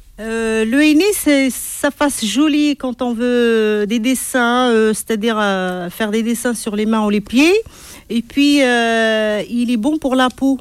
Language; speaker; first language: French; non-native, local second language; Arabic